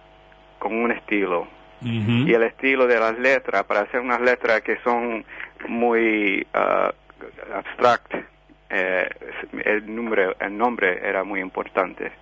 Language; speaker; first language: Spanish; early bilingual, heritage; Spanish